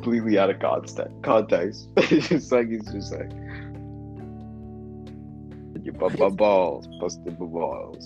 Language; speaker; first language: English; non-native, local second language; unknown